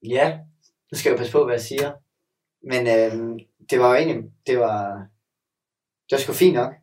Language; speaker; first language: Danish; native; Danish